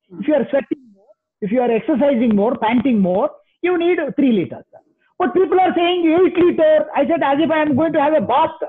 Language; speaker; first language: English; non-native, local second language; Kannada